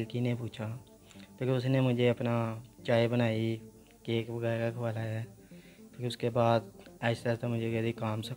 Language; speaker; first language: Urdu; non-native, local second language; Punjabi